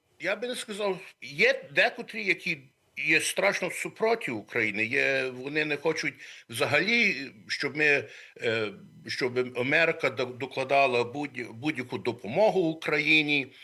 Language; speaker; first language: Ukrainian; early bilingual, heritage; Ukrainian